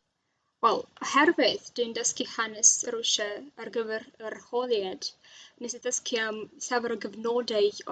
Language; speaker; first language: Welsh; non-native, learner; Russian